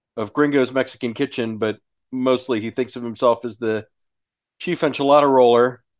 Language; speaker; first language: English; native; English